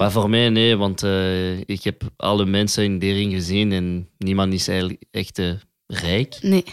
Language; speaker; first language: Dutch; non-native, local second language; French